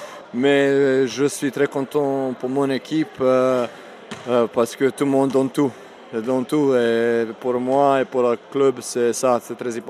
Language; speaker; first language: French; non-native, learner; Serbian